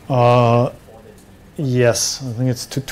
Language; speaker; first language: English; non-native, fluent; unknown